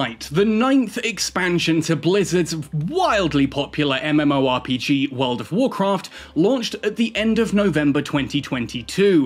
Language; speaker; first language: English; native; English